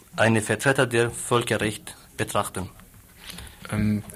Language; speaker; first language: German; non-native, fluent; Arabic